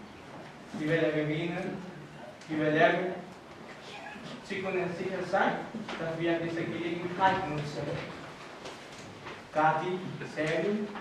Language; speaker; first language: German; non-native, learner; Spanish